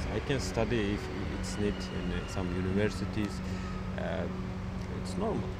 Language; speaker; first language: English; non-native, learner; Uzbek